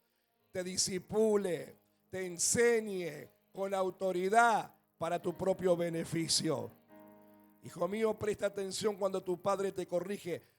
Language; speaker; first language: Spanish; native; Spanish